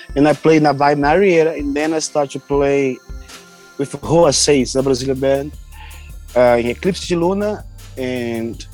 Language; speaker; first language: English; non-native, learner; Portuguese